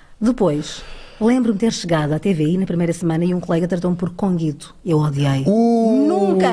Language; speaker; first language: Portuguese; early bilingual, other home language; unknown